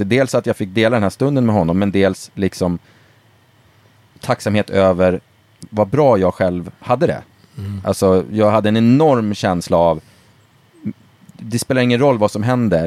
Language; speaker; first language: Swedish; native; Swedish